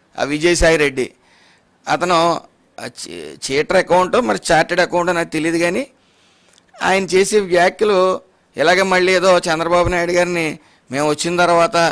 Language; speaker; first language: Telugu; native; Telugu